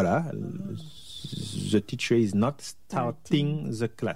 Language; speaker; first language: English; non-native, fluent; French